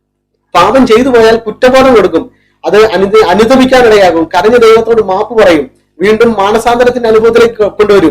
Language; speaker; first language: Malayalam; native; Malayalam